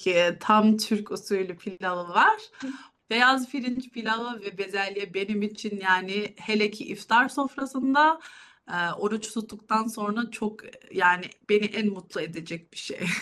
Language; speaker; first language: Turkish; early bilingual, heritage; Turkish